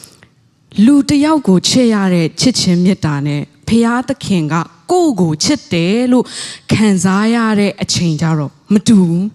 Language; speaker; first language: Burmese; non-native, local second language; Tedim Chin